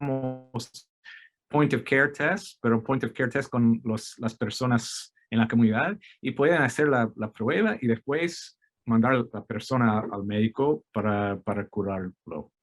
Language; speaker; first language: Spanish; non-native, fluent; English